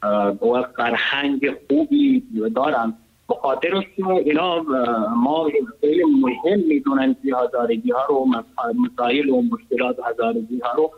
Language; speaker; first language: Persian; non-native, learner; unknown